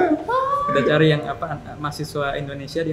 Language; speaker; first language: Indonesian; native; Indonesian